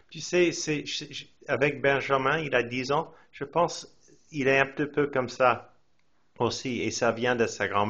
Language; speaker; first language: French; non-native, fluent; English